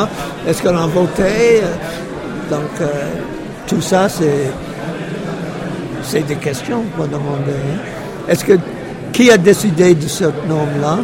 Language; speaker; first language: French; non-native, fluent; English